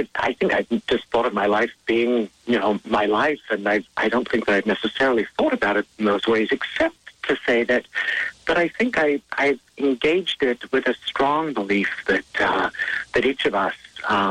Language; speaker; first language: English; native; English